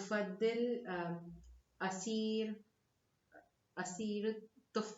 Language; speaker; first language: Arabic; non-native, learner; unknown